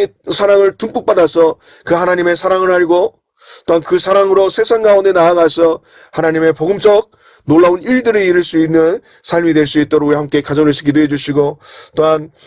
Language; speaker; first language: Korean; native; Korean